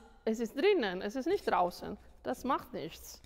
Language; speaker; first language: German; non-native, fluent; Italian